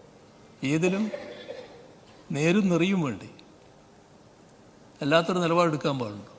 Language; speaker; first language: Malayalam; native; Malayalam